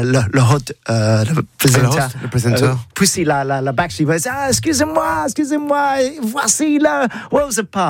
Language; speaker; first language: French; non-native, learner; English